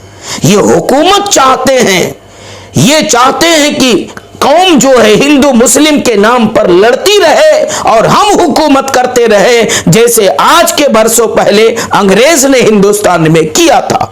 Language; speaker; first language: Urdu; native; Urdu